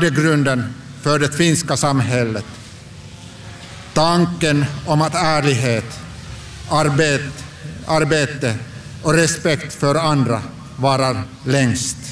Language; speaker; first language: Swedish; non-native, local second language; Finnish